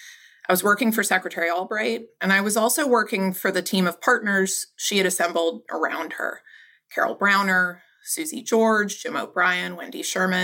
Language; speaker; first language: English; native; English